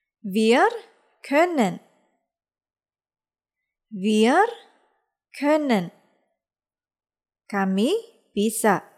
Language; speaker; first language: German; non-native, fluent; Indonesian